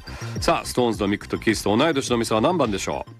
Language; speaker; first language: Japanese; native; Japanese